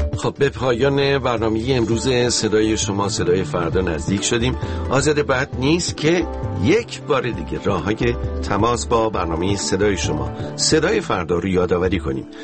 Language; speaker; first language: Persian; native; Persian